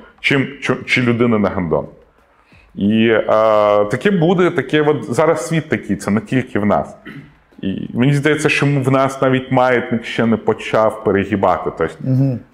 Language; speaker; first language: Ukrainian; non-native, local second language; Russian